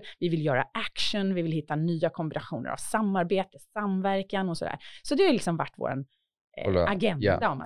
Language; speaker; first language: Swedish; native; Swedish